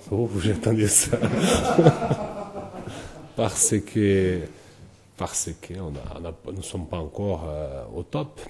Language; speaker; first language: French; non-native, fluent; Portuguese